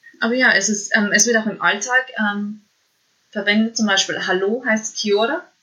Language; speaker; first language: German; native; German